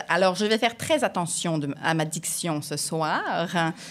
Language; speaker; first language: French; native; French